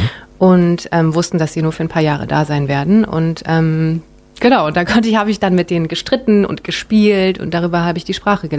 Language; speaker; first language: German; native; German